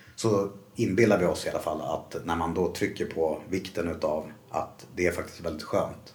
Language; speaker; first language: Swedish; native; Swedish